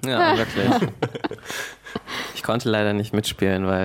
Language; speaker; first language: German; native; German